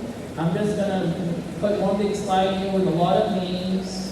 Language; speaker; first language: English; native; English